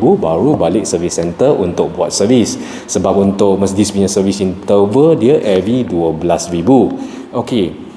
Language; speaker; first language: Malay; non-native, local second language; Chinese